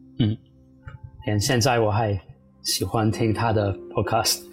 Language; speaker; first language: Chinese; non-native, fluent; English